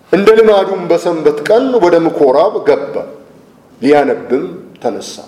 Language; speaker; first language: Amharic; native; Amharic